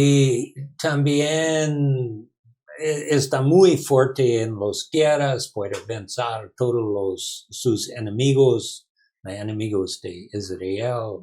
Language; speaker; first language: Spanish; non-native, learner; English